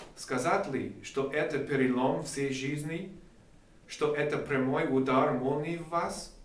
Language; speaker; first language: Russian; non-native, fluent; English